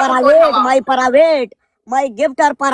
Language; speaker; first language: English; non-native, learner; Urdu